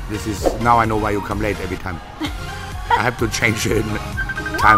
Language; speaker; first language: English; non-native, learner; German